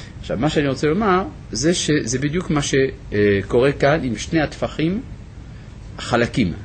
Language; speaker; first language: Hebrew; non-native, fluent; French